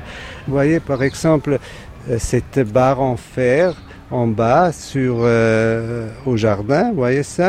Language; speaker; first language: French; non-native, fluent; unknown